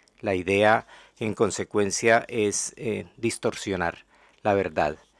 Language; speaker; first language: Spanish; native; Spanish